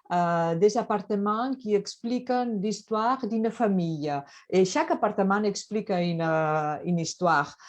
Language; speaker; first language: French; non-native, learner; Catalan